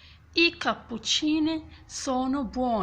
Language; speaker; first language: Italian; non-native, fluent; French